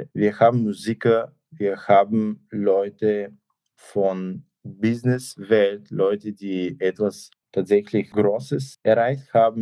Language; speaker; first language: German; non-native, fluent; Bulgarian